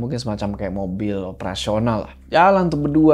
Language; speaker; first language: Indonesian; native; Indonesian